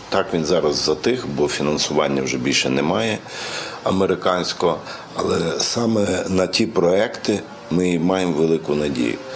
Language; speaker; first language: Ukrainian; native; Ukrainian